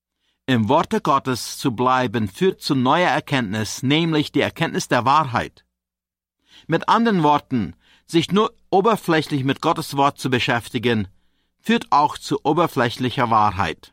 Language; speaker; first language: German; native; German